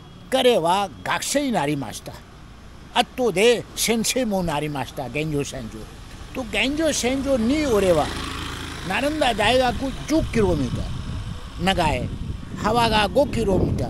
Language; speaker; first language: Japanese; non-native, learner; Hindi